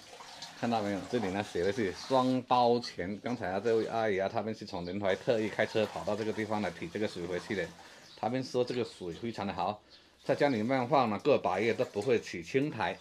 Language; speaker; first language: Chinese; native; Chinese